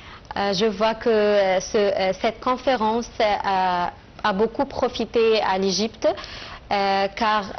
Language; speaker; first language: French; non-native, fluent; Arabic